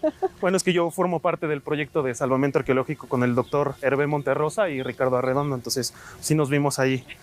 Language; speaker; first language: Spanish; native; Spanish